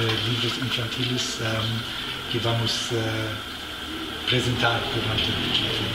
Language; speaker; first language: Spanish; non-native, fluent; German